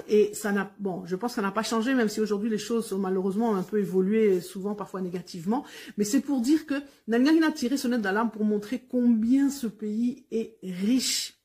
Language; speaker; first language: French; non-native, local second language; Lingala